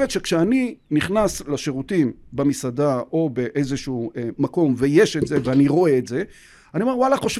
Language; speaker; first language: Hebrew; native; Hebrew